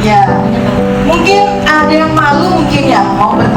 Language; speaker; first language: Indonesian; native; Indonesian